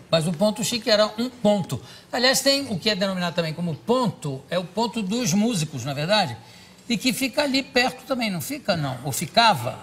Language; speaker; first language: Portuguese; native; Portuguese